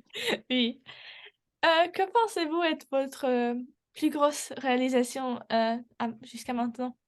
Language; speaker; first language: French; non-native, learner; English